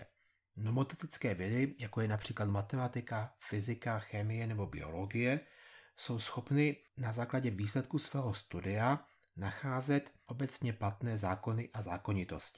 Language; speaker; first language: Czech; native; Czech